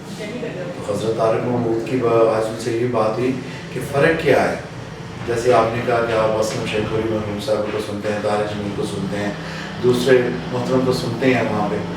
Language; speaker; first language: Urdu; non-native, local second language; Punjabi